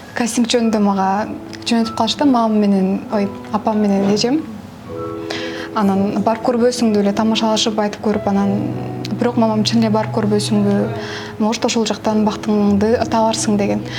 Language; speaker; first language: Kyrgyz; native; Kyrgyz